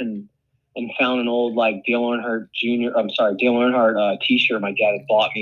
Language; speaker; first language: English; native; English